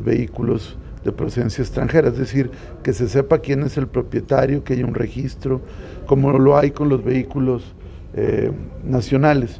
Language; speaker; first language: Spanish; native; Spanish